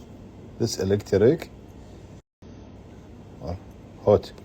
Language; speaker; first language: English; non-native, learner; Arabic